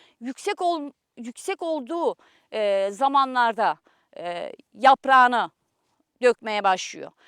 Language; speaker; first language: Turkish; native; Turkish